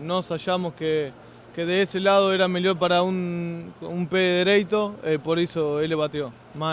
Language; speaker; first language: Portuguese; non-native, learner; Spanish